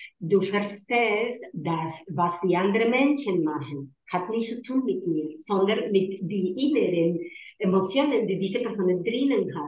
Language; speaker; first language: German; non-native, learner; Spanish